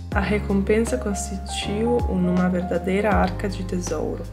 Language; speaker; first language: Portuguese; non-native, learner; Italian